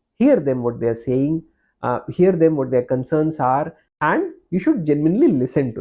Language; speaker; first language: English; non-native, local second language; Hindi